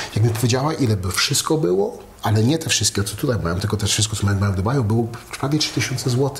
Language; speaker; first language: Polish; early bilingual, heritage; Polish